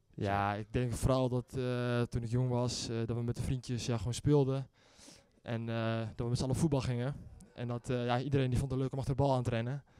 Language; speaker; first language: Dutch; native; Dutch